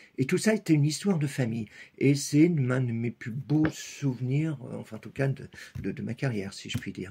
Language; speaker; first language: French; native; French